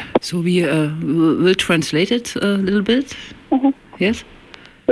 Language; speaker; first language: English; non-native, learner; German